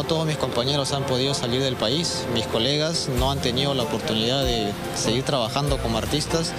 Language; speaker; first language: Spanish; non-native, fluent; Ukrainian